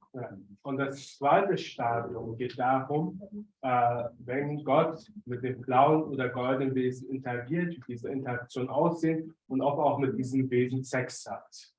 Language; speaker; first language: German; native; German